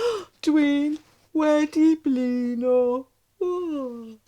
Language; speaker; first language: Welsh; non-native, local second language; English